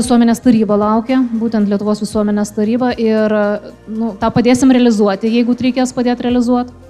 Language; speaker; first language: Lithuanian; native; Lithuanian